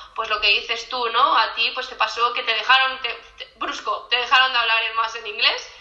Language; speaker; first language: Spanish; native; Spanish